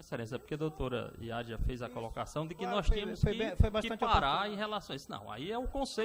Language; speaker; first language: Portuguese; native; Portuguese